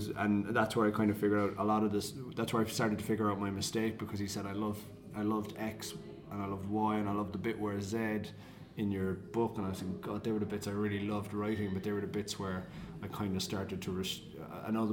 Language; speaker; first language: English; native; English